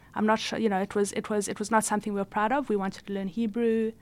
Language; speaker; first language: English; native; English